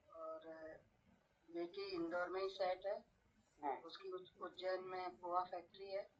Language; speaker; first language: Hindi; native; Hindi